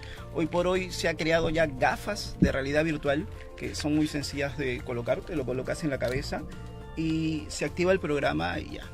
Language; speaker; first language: Spanish; native; Spanish